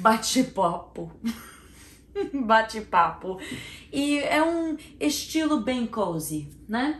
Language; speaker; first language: Portuguese; non-native, learner; English